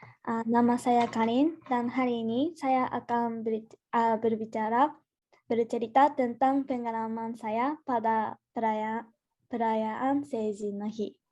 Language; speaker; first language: Indonesian; non-native, learner; Japanese